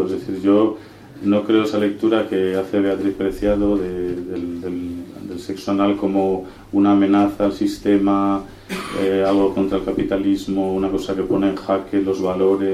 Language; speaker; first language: Spanish; native; Spanish